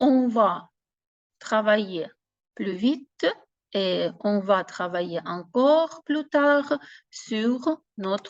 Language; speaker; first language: French; non-native, fluent; Ukrainian